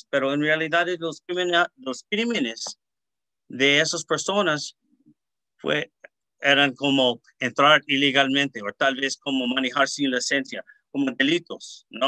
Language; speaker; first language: Spanish; early bilingual, heritage; Spanish